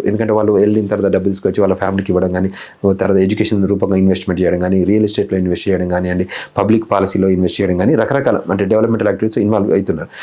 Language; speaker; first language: Telugu; native; Telugu